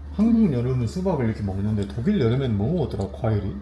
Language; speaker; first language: Korean; native; Korean